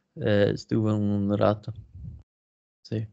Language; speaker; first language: Spanish; non-native, learner; Swedish